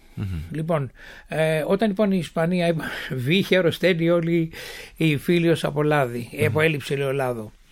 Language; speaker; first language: Greek; native; Greek